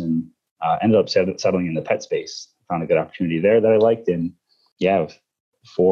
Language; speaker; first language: English; native; English